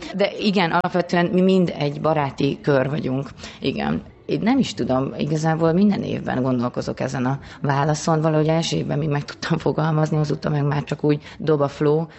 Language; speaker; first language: Hungarian; native; Hungarian